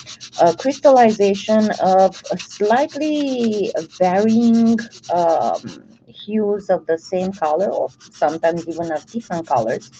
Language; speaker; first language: English; non-native, fluent; French